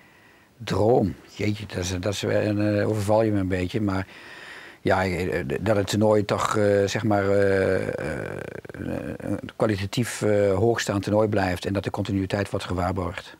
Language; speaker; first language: Dutch; native; Dutch